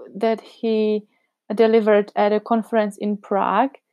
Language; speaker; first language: English; non-native, fluent; Czech